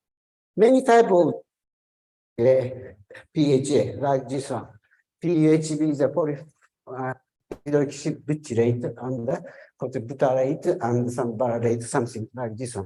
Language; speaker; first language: English; non-native, learner; Japanese